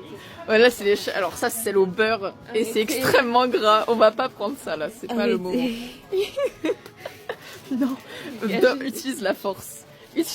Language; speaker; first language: French; native; French